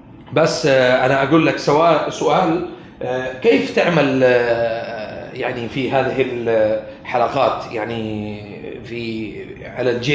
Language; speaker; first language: Arabic; non-native, fluent; Urdu